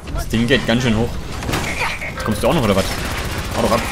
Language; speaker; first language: German; native; German